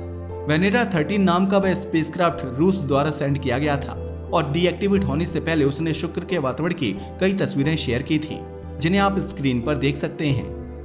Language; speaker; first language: Hindi; native; Hindi